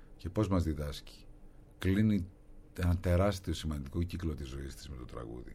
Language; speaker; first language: Greek; native; Greek